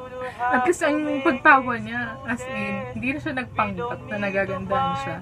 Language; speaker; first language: Filipino; native; Filipino